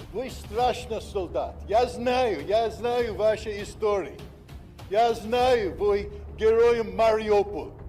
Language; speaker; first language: Russian; non-native, learner; English